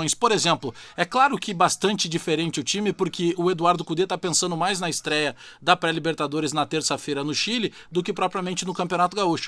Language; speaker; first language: Portuguese; native; Portuguese